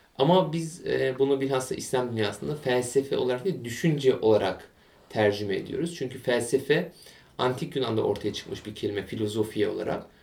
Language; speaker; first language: Turkish; early bilingual, heritage; Turkish